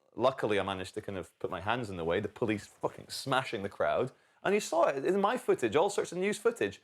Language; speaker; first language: English; native; English